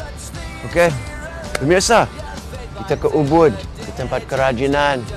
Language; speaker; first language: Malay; non-native, fluent; English